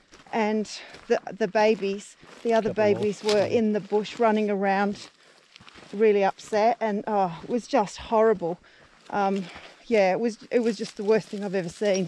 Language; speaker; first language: English; native; English